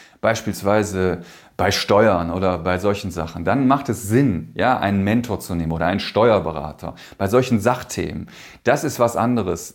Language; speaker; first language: German; native; German